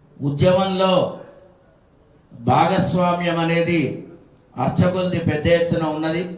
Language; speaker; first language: Telugu; native; Telugu